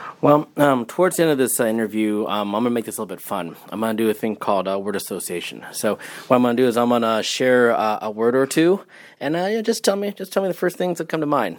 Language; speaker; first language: English; native; English